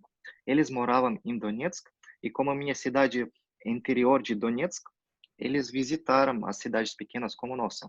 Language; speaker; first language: Portuguese; non-native, fluent; Russian